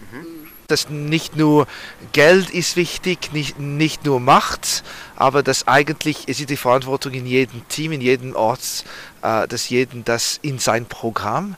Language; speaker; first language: German; non-native, learner; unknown